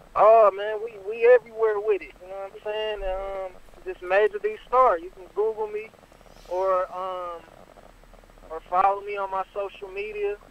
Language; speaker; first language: English; native; English